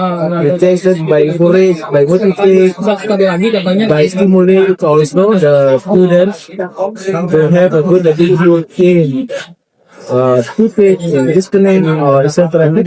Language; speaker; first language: English; non-native, fluent; Indonesian